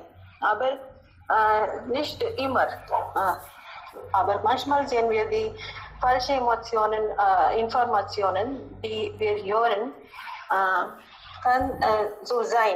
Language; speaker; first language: German; non-native, learner; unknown